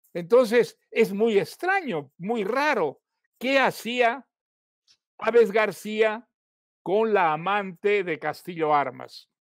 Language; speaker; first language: Spanish; native; Spanish